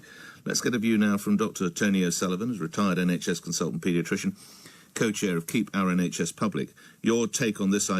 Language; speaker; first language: English; native; English